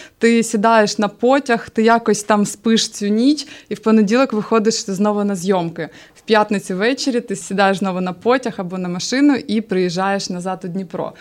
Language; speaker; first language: Ukrainian; native; Ukrainian